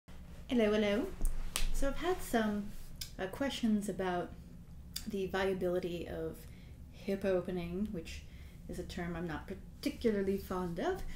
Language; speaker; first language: English; native; English